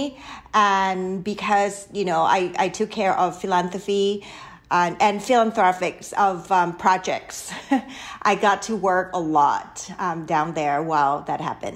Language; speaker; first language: English; non-native, fluent; Thai